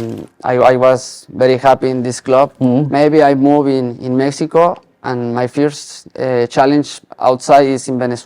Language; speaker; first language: English; non-native, learner; Spanish